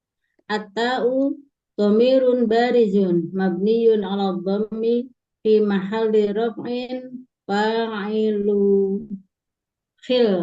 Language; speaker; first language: Arabic; non-native, learner; Indonesian